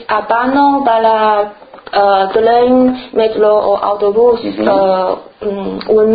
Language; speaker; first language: Spanish; non-native, learner; Chinese